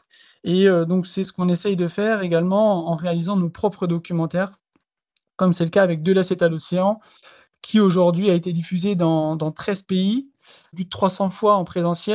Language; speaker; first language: French; native; French